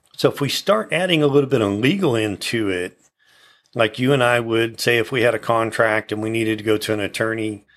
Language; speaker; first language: English; native; English